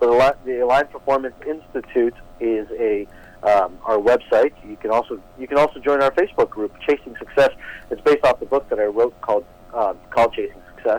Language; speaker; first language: English; native; English